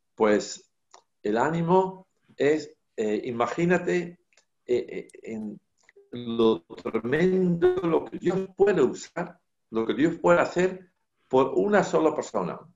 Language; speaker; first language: Spanish; non-native, fluent; Dutch